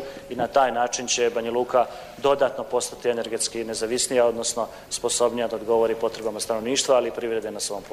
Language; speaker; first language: Croatian; native; Croatian